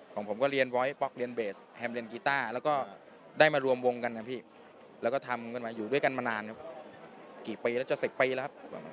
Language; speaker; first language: Thai; native; Thai